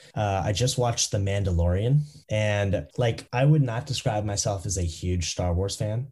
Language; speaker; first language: English; native; English